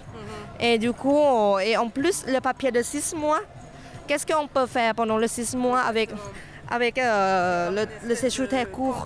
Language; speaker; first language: French; non-native, fluent; Thai